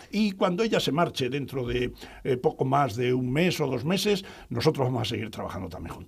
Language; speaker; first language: Spanish; native; Spanish